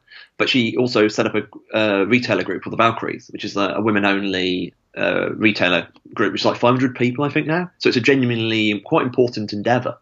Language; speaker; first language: English; native; English